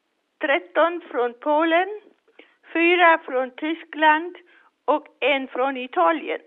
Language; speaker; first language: Swedish; non-native, fluent; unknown